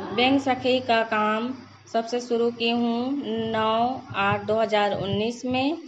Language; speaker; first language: Hindi; native; Hindi